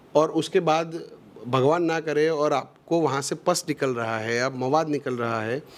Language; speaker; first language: Hindi; non-native, local second language; Gujarati